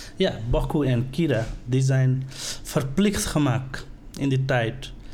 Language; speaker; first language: Dutch; non-native, learner; Nepali